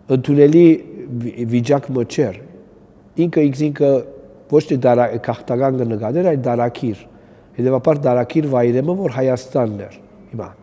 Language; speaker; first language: Armenian; early bilingual, heritage; Armenian